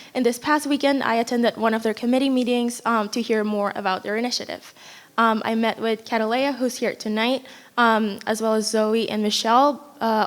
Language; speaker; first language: English; non-native, fluent; Spanish